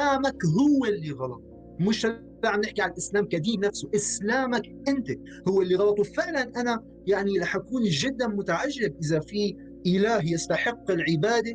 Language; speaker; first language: Arabic; native; Arabic